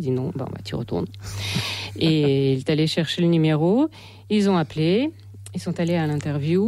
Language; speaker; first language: French; non-native, fluent; Russian